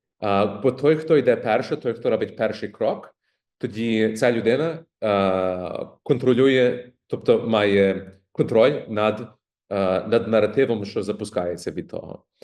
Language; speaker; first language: Ukrainian; early bilingual, heritage; Ukrainian